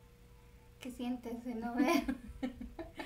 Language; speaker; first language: Spanish; native; Spanish